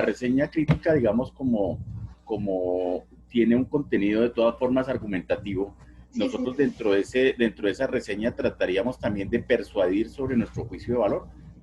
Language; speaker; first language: Spanish; native; Spanish